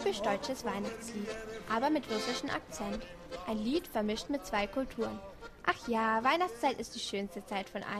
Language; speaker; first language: German; native; German